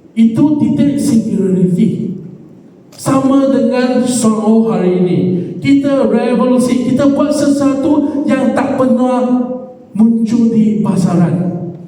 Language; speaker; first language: Malay; non-native, local second language; Chinese